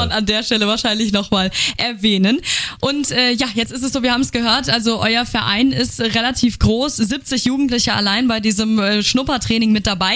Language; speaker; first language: German; native; German